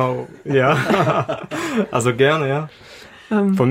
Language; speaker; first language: German; non-native, learner; Arabic